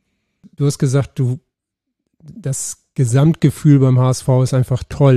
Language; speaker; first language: German; native; German